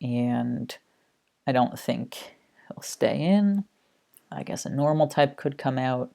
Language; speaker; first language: English; native; English